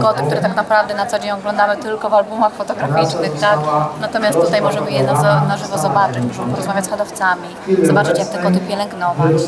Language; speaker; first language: Polish; native; Polish